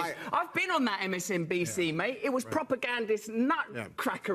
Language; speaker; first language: English; native; English